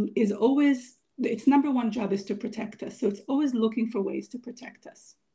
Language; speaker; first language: English; non-native, fluent; Hebrew